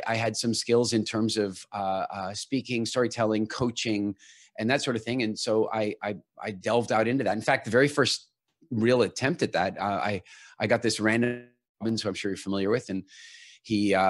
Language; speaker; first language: English; native; English